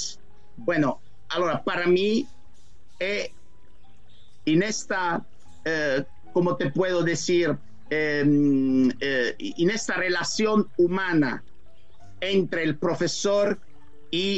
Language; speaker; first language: Spanish; non-native, fluent; Italian